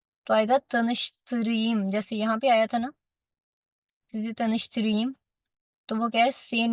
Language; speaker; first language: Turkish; non-native, fluent; Urdu